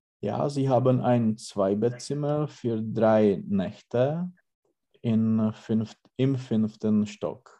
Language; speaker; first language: German; non-native, learner; Czech